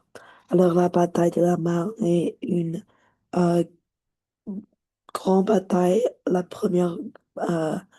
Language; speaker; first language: French; non-native, learner; English